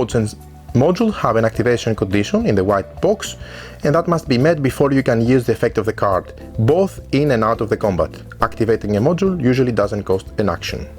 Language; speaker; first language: English; non-native, fluent; Greek